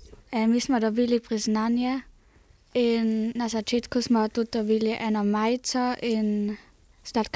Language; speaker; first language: Slovenian; non-native, local second language; German